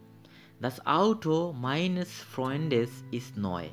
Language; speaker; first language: German; non-native, fluent; Bangla